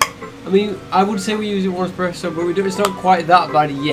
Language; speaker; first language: English; native; English